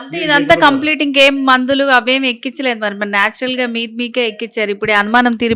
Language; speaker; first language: Telugu; native; Telugu